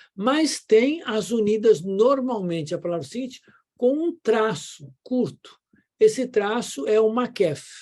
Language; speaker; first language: Portuguese; native; Portuguese